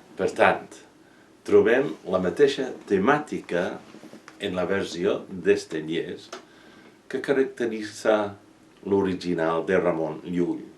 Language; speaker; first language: Catalan; non-native, fluent; English